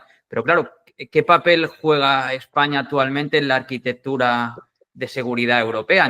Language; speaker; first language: Spanish; native; Spanish